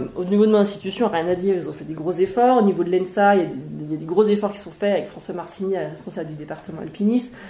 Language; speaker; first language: French; native; French